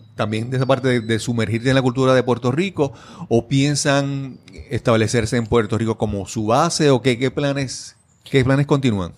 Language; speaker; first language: Spanish; native; Spanish